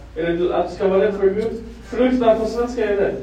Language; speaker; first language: Swedish; non-native, fluent; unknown